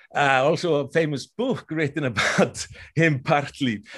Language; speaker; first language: English; non-native, fluent; Icelandic